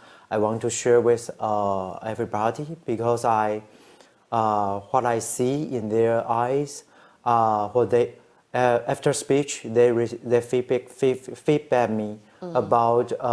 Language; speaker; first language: English; non-native, learner; Chinese